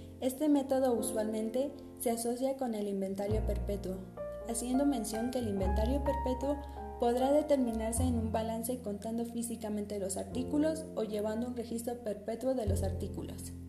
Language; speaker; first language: Spanish; native; Spanish